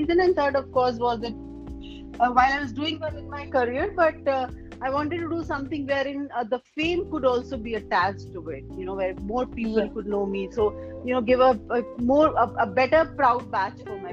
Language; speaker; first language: English; non-native, local second language; Hindi